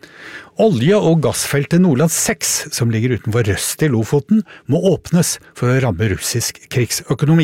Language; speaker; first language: Norwegian; native; Norwegian